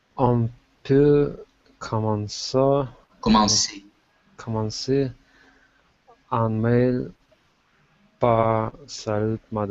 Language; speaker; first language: French; non-native, learner; Russian